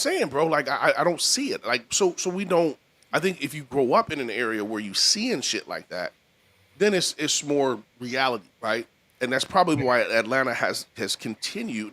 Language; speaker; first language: English; native; English